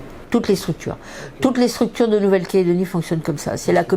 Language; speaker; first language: French; native; French